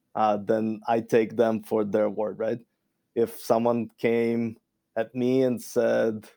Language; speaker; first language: English; early bilingual, other home language; Romanian